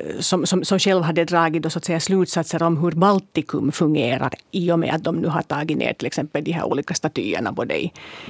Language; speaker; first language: Swedish; native; Swedish